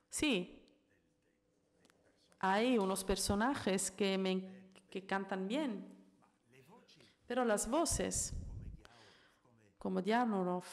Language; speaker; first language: Spanish; non-native, fluent; Italian